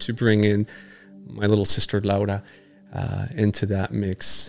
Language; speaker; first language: English; early bilingual, other home language; Spanish